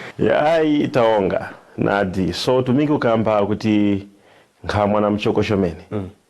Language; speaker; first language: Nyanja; native; Nyanja